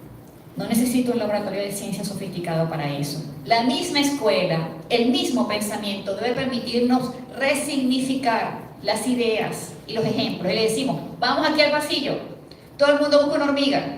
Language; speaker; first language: Spanish; native; Spanish